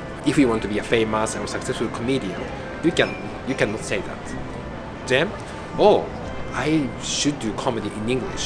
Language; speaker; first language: English; non-native, fluent; Japanese